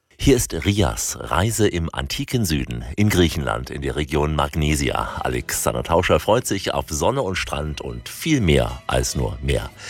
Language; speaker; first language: German; native; German